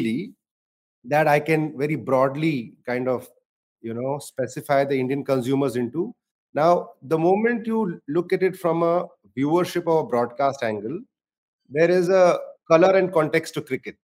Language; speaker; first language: English; non-native, local second language; Hindi